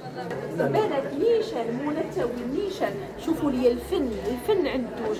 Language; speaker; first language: Arabic; native; Arabic